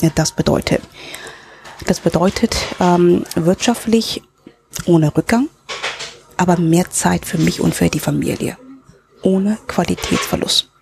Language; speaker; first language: German; early bilingual, other home language; Cantonese